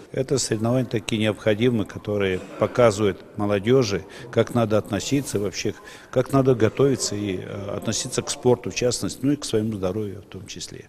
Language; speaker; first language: Russian; native; Russian